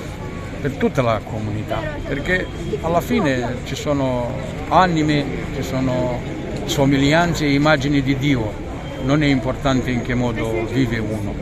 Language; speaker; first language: Italian; non-native, fluent; Romanian